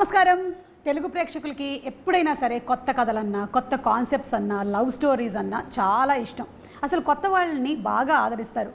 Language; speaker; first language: Telugu; native; Telugu